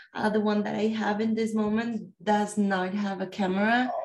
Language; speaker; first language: English; non-native, fluent; Spanish